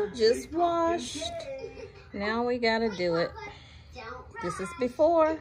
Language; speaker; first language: English; native; English